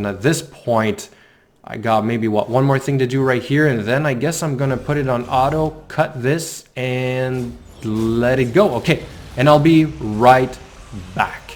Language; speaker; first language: English; native; English